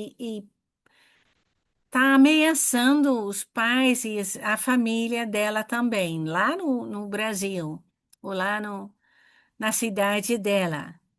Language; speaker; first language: Portuguese; non-native, fluent; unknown